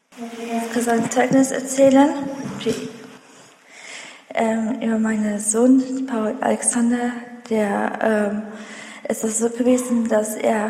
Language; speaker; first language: German; early bilingual, other home language; Russian